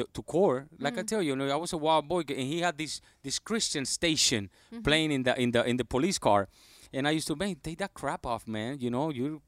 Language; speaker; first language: English; non-native, fluent; Spanish